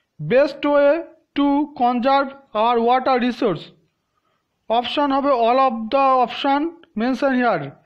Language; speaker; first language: English; non-native, local second language; Bangla